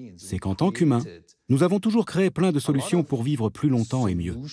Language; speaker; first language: French; non-native, fluent; Portuguese